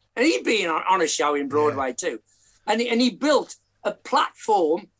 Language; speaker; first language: English; native; English